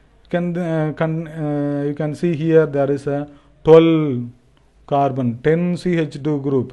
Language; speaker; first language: English; non-native, local second language; Tamil